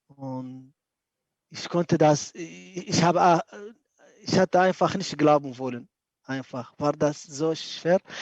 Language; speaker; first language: German; non-native, fluent; Arabic